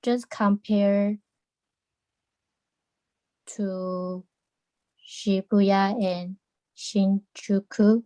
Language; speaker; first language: English; non-native, learner; Chinese